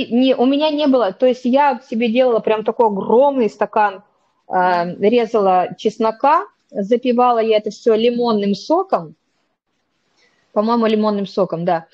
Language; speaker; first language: Russian; native; Russian